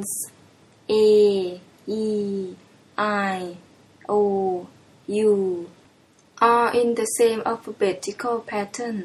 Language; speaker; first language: English; non-native, fluent; Thai